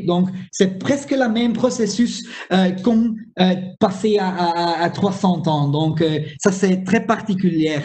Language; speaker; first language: French; non-native, local second language; Dutch